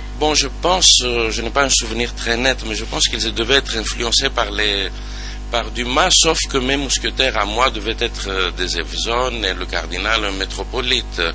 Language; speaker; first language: French; non-native, fluent; Greek